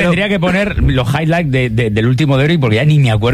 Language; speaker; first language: Spanish; native; Spanish